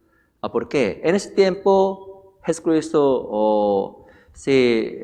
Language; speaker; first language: Spanish; non-native, fluent; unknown